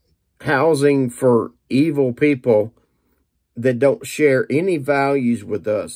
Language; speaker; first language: English; native; English